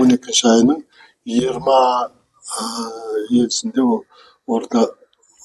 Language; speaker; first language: Turkish; non-native, learner; Kazakh